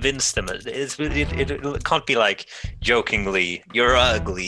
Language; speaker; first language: English; non-native, fluent; Swedish